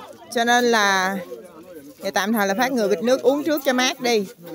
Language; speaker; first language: Vietnamese; native; Vietnamese